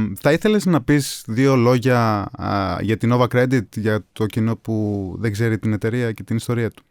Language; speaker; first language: Greek; native; Greek